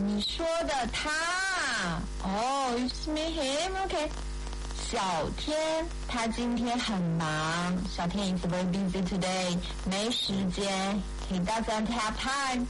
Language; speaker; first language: English; non-native, fluent; Chinese